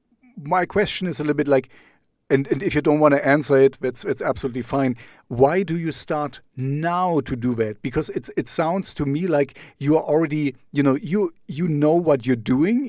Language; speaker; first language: English; non-native, fluent; German